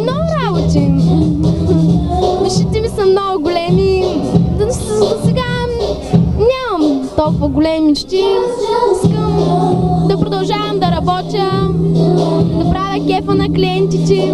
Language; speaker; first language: Bulgarian; non-native, learner; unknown